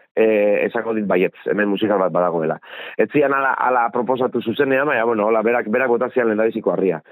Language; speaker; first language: Basque; native; Basque